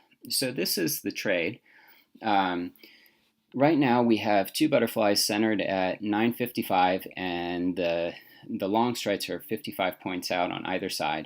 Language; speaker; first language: English; native; English